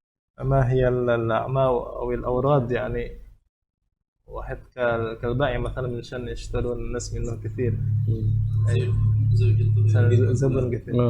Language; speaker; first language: Arabic; non-native, fluent; Indonesian